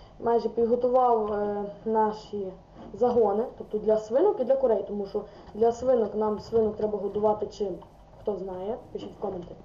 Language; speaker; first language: Ukrainian; native; Ukrainian